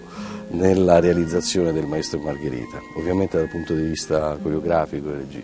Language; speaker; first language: Italian; native; Italian